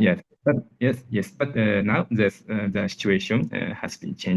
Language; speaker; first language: English; non-native, learner; Japanese